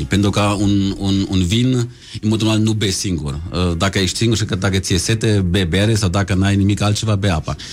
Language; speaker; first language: Romanian; non-native, fluent; German